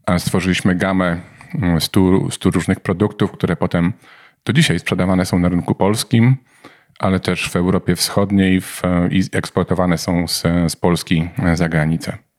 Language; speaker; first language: Polish; native; Polish